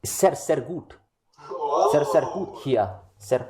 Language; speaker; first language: German; non-native, learner; Indonesian